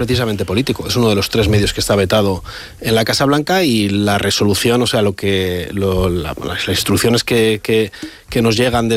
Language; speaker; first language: Spanish; native; Spanish